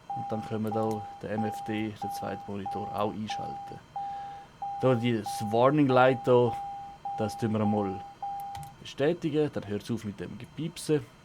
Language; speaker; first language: German; native; German